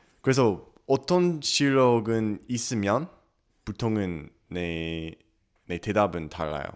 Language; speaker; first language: Korean; non-native, learner; English